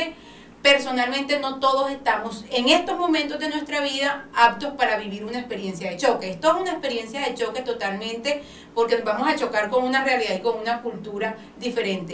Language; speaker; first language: Spanish; native; Spanish